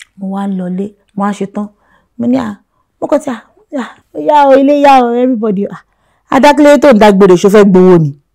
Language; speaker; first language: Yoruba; non-native, local second language; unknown